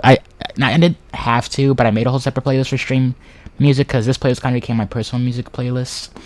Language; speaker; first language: English; native; English